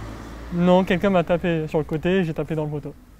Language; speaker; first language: French; native; French